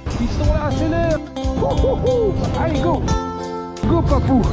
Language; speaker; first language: French; native; French